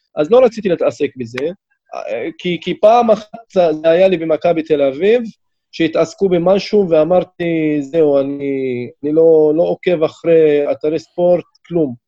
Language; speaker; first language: Hebrew; non-native, local second language; Arabic